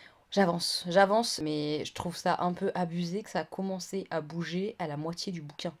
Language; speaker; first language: French; native; French